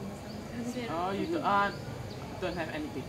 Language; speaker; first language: English; non-native, learner; Indonesian